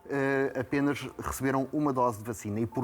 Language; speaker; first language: Portuguese; native; Portuguese